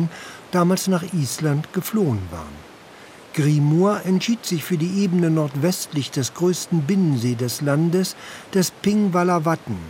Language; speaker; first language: German; native; German